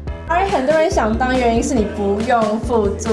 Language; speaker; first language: Chinese; native; Chinese